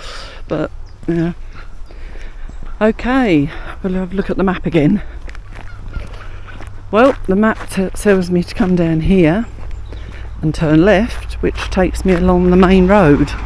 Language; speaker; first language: English; native; English